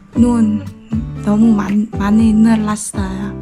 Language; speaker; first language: Korean; non-native, learner; Vietnamese